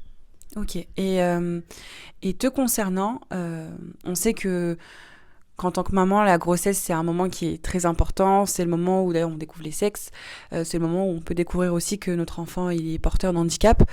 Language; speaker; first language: French; native; French